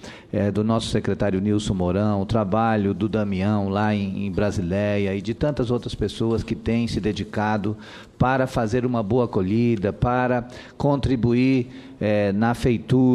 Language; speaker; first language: Portuguese; native; Portuguese